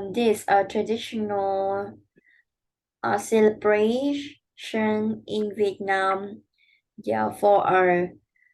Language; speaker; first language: English; non-native, learner; Vietnamese